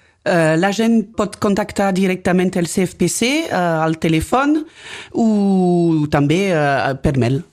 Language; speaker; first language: Catalan; non-native, local second language; French